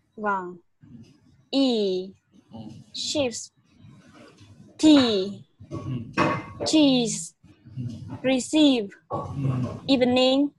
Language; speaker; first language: English; non-native, learner; Vietnamese